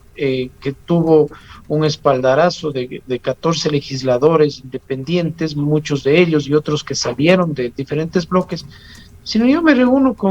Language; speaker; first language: Spanish; native; Spanish